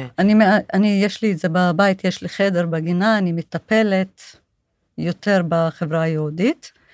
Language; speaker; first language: Hebrew; non-native, local second language; Arabic